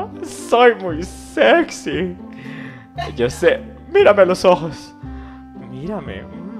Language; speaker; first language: Spanish; native; Spanish